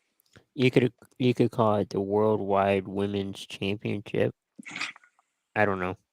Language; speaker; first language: English; native; English